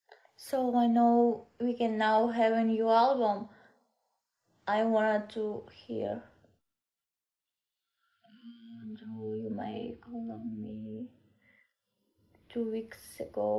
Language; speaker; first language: English; non-native, learner; Russian